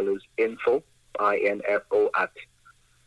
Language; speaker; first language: English; non-native, local second language; Akan